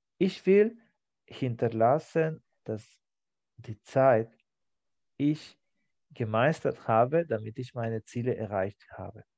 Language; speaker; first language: German; non-native, fluent; Spanish